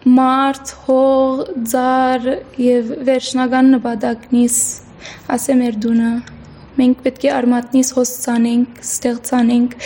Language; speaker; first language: Armenian; early bilingual, heritage; Armenian